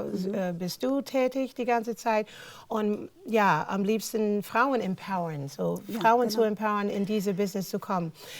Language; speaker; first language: German; non-native, fluent; English